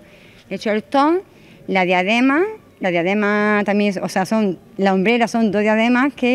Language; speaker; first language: Spanish; native; Spanish